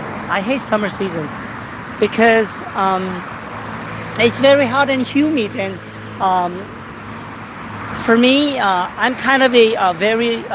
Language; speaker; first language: English; non-native, fluent; Korean